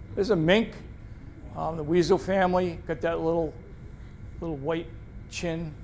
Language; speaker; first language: English; native; English